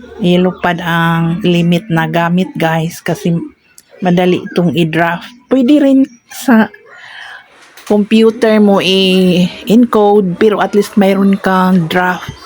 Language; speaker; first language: Filipino; non-native, local second language; Cebuano